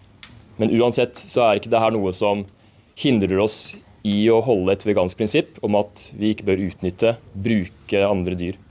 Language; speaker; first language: Norwegian; native; Norwegian